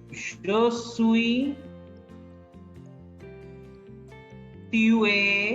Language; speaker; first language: French; non-native, fluent; Bangla